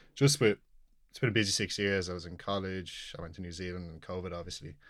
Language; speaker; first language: English; native; English